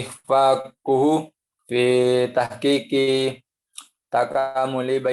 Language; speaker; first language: Arabic; non-native, learner; Indonesian